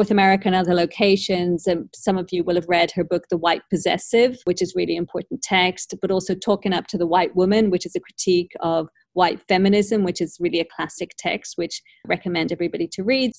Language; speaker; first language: English; native; English